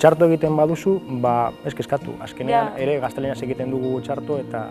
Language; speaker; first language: Basque; non-native, learner; Spanish